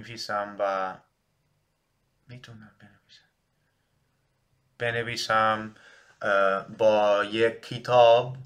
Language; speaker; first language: Persian; non-native, learner; Dutch